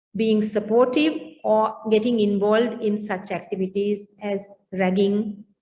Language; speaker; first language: English; non-native, local second language; Sinhala